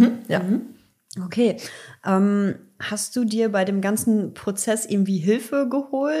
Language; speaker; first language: German; native; German